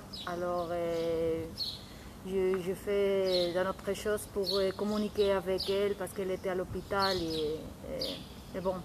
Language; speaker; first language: French; non-native, learner; Spanish